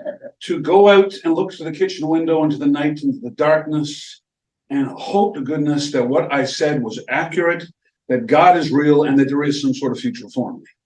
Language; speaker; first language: English; native; English